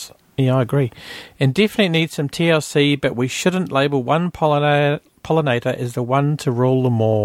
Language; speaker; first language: English; native; English